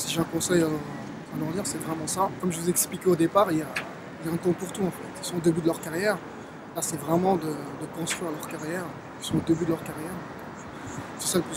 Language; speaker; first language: French; early bilingual, other home language; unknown